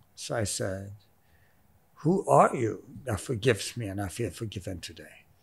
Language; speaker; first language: English; non-native, local second language; Persian